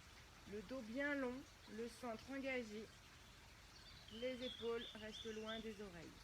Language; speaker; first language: French; native; French